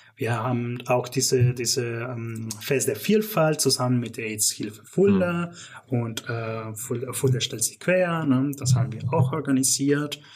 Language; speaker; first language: German; non-native, fluent; English